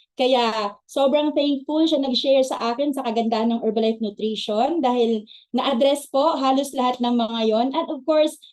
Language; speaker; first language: Filipino; native; Filipino